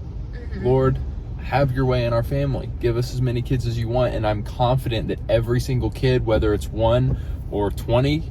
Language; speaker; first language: English; native; English